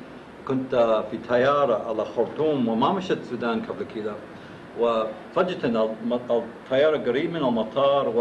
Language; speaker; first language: Arabic; non-native, fluent; English